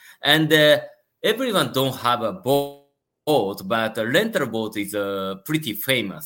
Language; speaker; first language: English; non-native, learner; Japanese